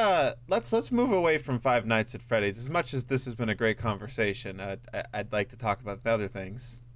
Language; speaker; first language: English; native; English